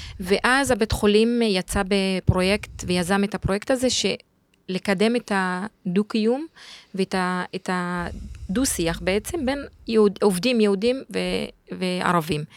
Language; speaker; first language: Hebrew; non-native, local second language; Arabic